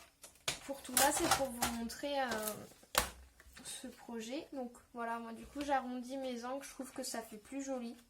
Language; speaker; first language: French; native; French